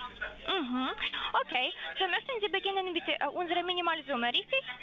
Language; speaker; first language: German; non-native, learner; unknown